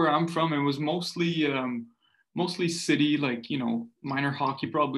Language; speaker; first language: English; non-native, fluent; French